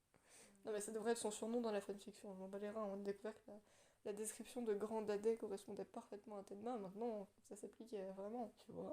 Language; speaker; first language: French; native; French